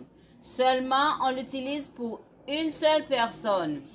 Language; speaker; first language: French; non-native, fluent; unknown